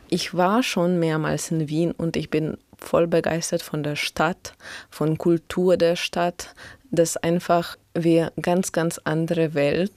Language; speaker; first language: German; non-native, fluent; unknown